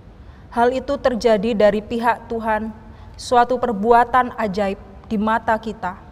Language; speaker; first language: Indonesian; native; Indonesian